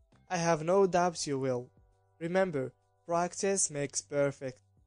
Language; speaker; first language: English; non-native, fluent; Arabic